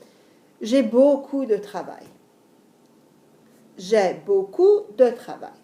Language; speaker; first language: French; non-native, fluent; English